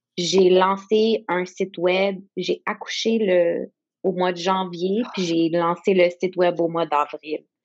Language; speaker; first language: French; non-native, local second language; English